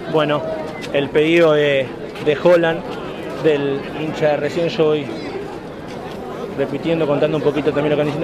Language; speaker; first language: Spanish; native; Spanish